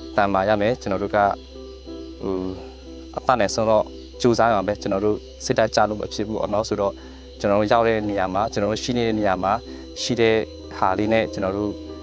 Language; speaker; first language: Burmese; non-native, local second language; Western Kayah